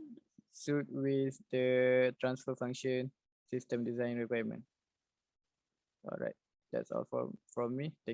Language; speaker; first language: English; non-native, learner; Malay